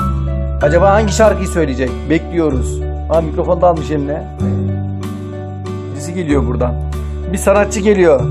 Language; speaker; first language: Turkish; native; Turkish